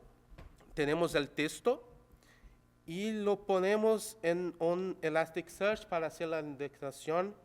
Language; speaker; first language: Spanish; non-native, local second language; Portuguese